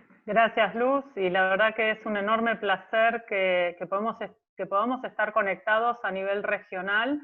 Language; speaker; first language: Spanish; native; Spanish